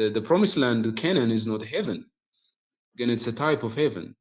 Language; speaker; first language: English; non-native, local second language; Amharic